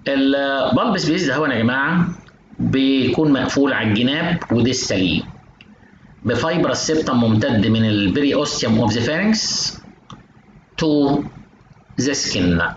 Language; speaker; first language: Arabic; native; Arabic